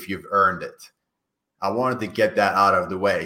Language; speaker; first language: English; non-native, fluent; Persian